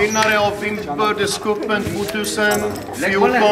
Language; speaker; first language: Swedish; non-native, local second language; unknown